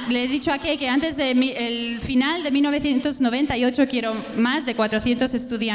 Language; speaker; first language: Spanish; native; Spanish